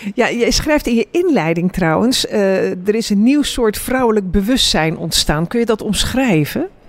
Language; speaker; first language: Dutch; native; Dutch